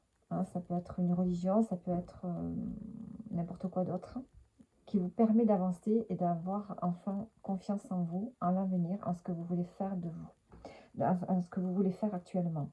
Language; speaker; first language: French; native; French